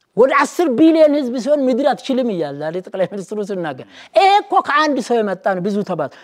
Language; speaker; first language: Amharic; non-native, local second language; Oromo